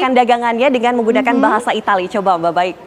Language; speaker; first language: Indonesian; native; Indonesian